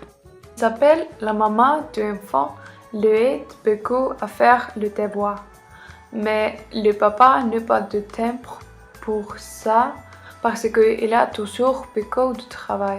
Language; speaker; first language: French; non-native, learner; Icelandic